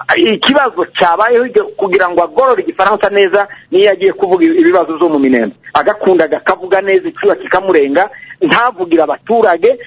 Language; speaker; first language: Kinyarwanda; native; Kinyarwanda